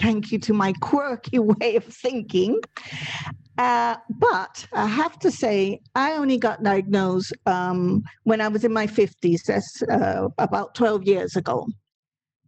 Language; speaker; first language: English; non-native, fluent; Spanish